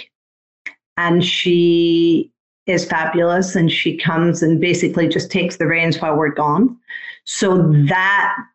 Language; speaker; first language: English; native; English